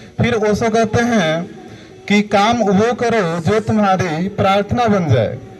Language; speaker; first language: Hindi; native; Hindi